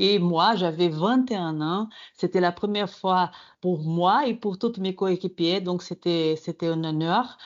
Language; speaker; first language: French; non-native, fluent; Portuguese